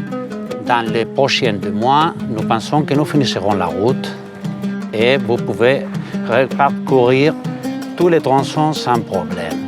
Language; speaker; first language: French; non-native, learner; Spanish